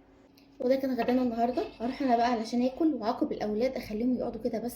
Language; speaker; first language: Arabic; native; Arabic